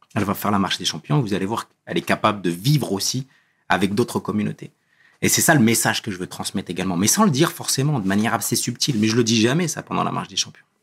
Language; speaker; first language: French; early bilingual, other home language; Kabyle